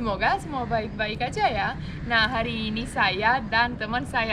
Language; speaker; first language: Indonesian; non-native, fluent; Romanian